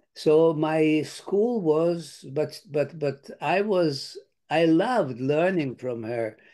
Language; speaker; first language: English; non-native, fluent; Lithuanian